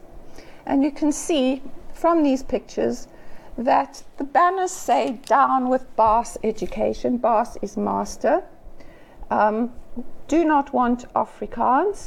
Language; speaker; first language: English; native; English